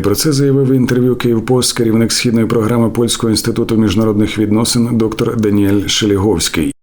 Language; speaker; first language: Ukrainian; native; Ukrainian